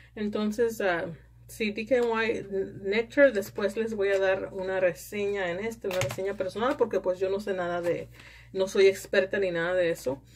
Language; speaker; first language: Spanish; early bilingual, heritage; Spanish